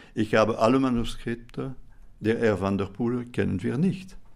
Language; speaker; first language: German; non-native, fluent; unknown